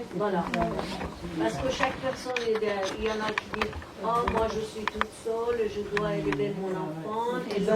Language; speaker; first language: French; non-native, learner; Persian